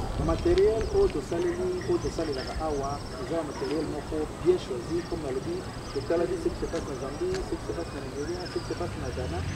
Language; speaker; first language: French; non-native, local second language; Kongo